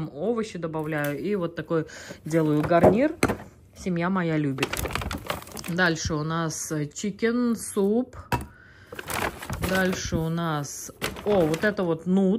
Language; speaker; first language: Russian; native; Russian